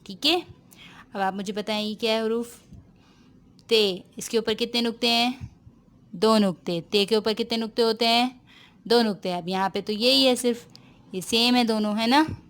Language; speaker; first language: Urdu; native; Urdu